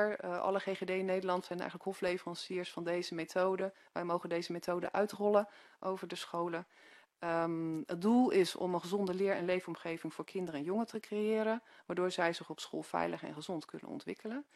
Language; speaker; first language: Dutch; native; Dutch